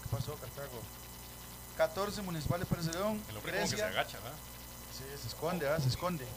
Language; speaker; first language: Spanish; native; Spanish